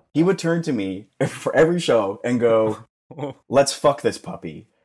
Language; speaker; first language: English; native; English